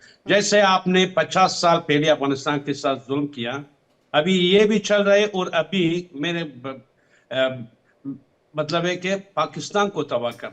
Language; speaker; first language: Hindi; non-native, fluent; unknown